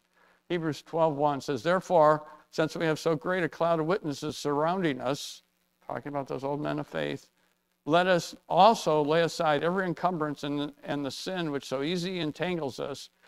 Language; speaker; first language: English; native; English